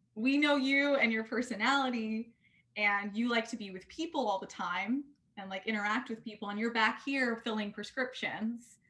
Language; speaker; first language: English; native; English